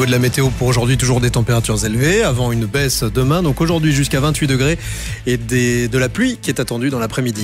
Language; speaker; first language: French; native; French